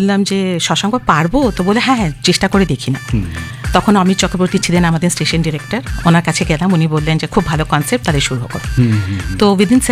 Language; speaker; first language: Bangla; non-native, local second language; Hindi